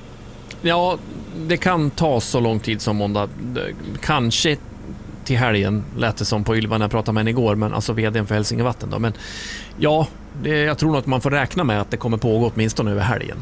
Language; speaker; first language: Swedish; native; Swedish